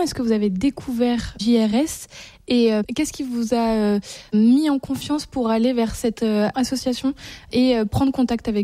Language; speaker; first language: French; native; French